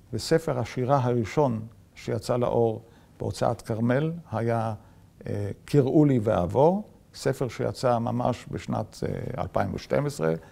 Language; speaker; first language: Hebrew; early bilingual, other home language; Yiddish